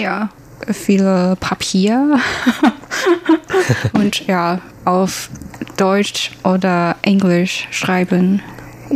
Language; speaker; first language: German; non-native, learner; Chinese